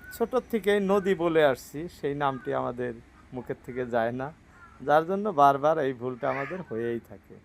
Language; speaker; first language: Bangla; native; Bangla